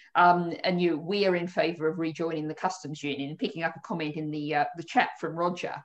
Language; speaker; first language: English; native; English